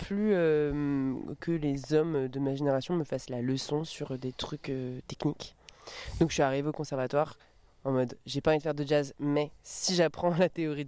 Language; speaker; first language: French; native; French